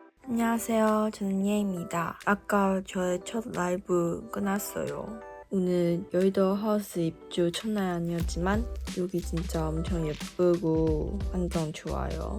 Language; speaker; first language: Korean; non-native, learner; Chinese